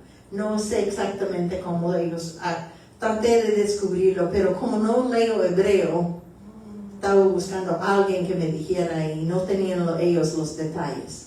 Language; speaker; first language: Spanish; early bilingual, heritage; Spanish